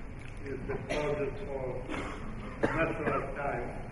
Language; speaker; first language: English; non-native, fluent; Italian